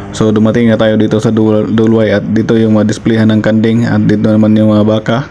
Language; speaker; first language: Filipino; non-native, local second language; Cebuano